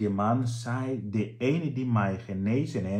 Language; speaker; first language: Dutch; non-native, fluent; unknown